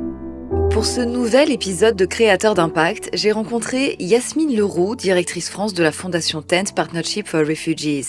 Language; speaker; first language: French; native; French